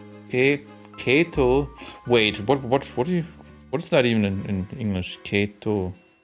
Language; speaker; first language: English; non-native, fluent; German